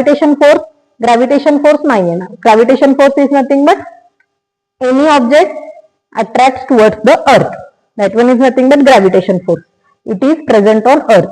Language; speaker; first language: English; non-native, local second language; Marathi